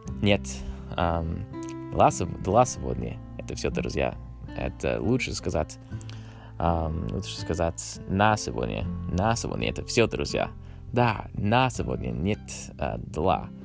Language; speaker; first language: Russian; non-native, learner; English